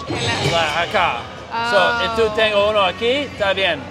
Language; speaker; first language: Spanish; non-native, learner; English